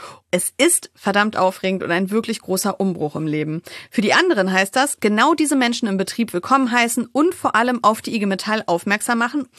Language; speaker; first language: German; native; German